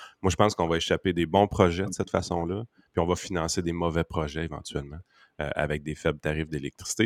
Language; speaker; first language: French; native; French